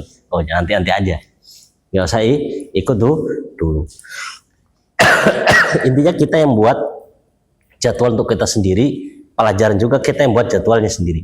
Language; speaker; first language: Indonesian; native; Indonesian